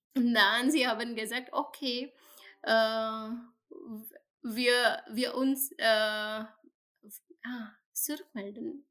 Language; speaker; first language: German; non-native, learner; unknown